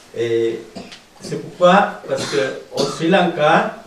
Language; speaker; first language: French; non-native, fluent; Sinhala